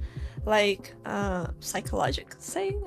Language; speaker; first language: English; non-native, fluent; Portuguese